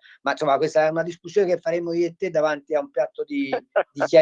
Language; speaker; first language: Italian; native; Italian